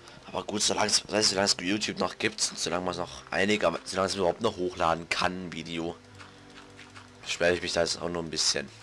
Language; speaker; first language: German; native; German